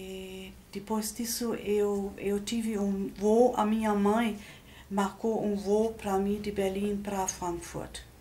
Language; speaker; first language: Portuguese; non-native, fluent; German